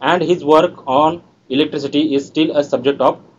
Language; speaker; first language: English; non-native, local second language; Marathi